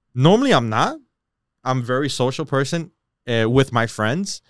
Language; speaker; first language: English; native; English